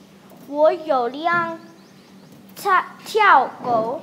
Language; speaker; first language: Chinese; non-native, learner; English